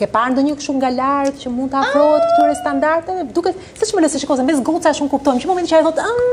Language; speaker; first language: Albanian; native; Albanian